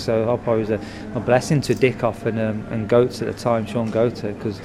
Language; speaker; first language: English; native; English